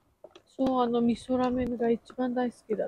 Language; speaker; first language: Japanese; non-native, learner; Georgian